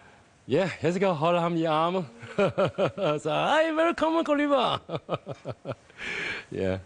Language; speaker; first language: Danish; non-native, fluent; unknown